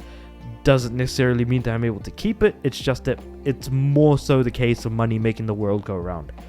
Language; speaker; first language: English; native; English